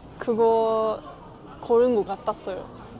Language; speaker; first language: Korean; non-native, learner; Japanese